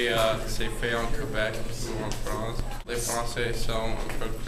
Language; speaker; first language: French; non-native, learner; English